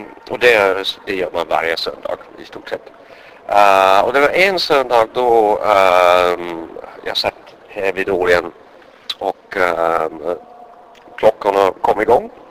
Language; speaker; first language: Swedish; non-native, fluent; English